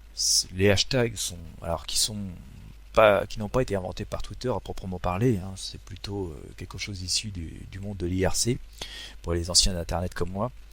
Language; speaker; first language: French; native; French